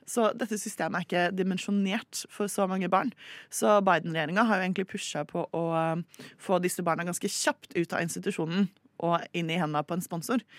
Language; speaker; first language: Norwegian; native; Norwegian